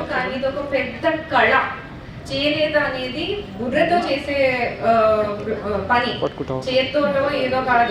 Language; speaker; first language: Telugu; native; Telugu